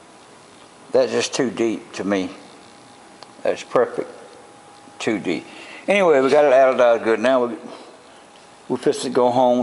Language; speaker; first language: English; native; English